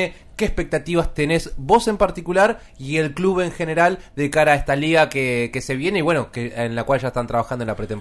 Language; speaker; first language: Spanish; native; Spanish